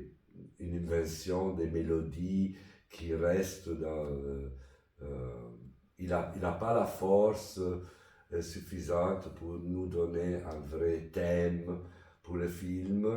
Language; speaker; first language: French; non-native, fluent; Italian